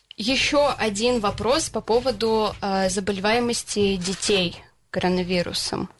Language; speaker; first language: Russian; native; Russian